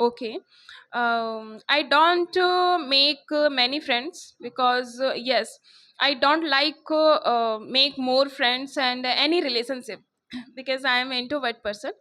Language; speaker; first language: English; non-native, local second language; Hindi